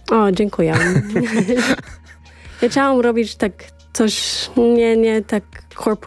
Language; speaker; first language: Polish; early bilingual, heritage; English